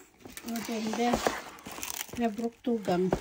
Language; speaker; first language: Danish; non-native, learner; Filipino